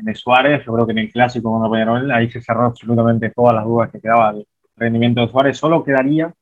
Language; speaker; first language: Spanish; native; Spanish